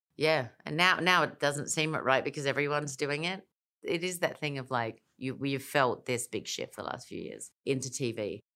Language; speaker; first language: English; native; English